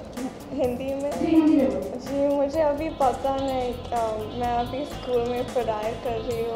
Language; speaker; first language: Hindi; non-native, local second language; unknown